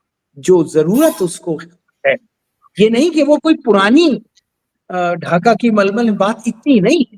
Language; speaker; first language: Hindi; native; Hindi